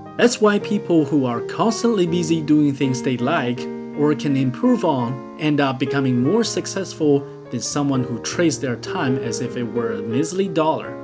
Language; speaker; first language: English; non-native, fluent; Chinese